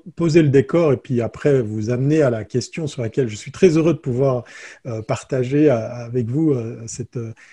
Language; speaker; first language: French; native; French